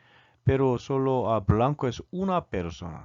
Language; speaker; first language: Spanish; non-native, learner; Korean